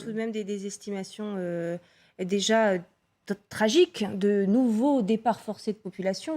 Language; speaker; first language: French; native; French